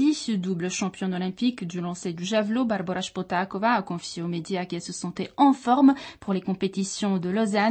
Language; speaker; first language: French; non-native, fluent; Czech